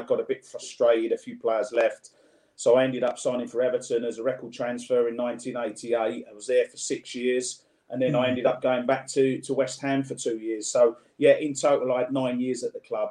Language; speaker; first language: English; native; English